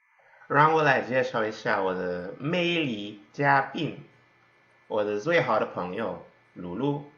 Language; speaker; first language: Chinese; non-native, learner; English